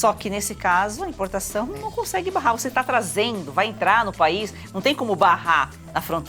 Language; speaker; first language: Portuguese; native; Portuguese